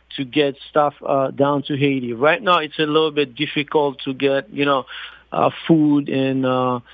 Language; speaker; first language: English; non-native, fluent; Haitian Creole